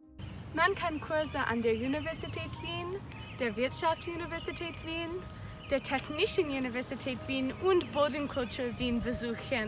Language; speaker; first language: German; non-native, fluent; English